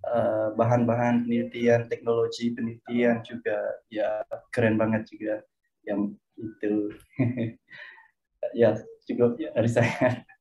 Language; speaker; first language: Indonesian; non-native, fluent; Khmer